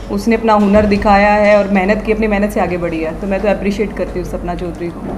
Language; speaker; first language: Hindi; native; Hindi